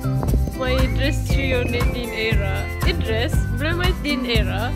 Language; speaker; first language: Welsh; non-native, learner; Malay